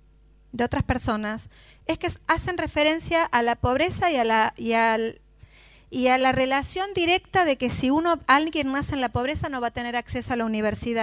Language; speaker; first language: Spanish; native; Spanish